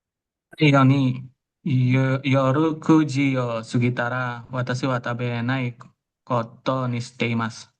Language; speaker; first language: Japanese; non-native, learner; Indonesian